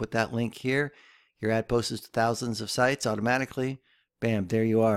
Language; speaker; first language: English; native; English